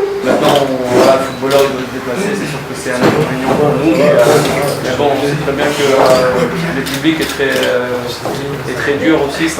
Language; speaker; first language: French; native; French